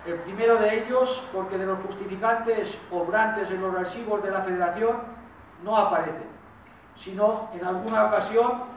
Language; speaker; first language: Spanish; non-native, local second language; Catalan